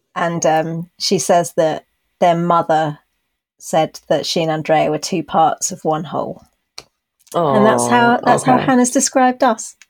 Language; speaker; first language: English; native; English